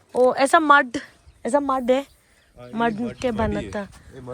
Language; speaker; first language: Hindi; non-native, local second language; Malayalam